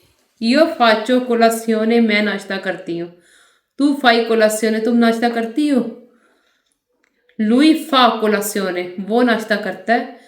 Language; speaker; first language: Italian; non-native, fluent; Urdu